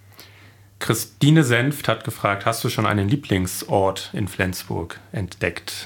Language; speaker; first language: German; native; German